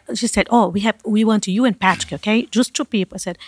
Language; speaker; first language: English; non-native, learner; Portuguese